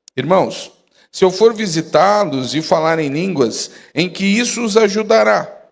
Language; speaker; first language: Portuguese; native; Portuguese